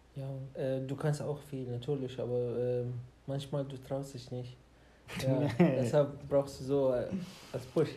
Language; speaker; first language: German; non-native, fluent; Arabic